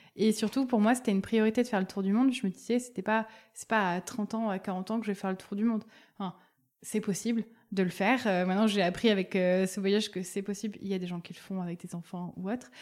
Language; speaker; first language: French; native; French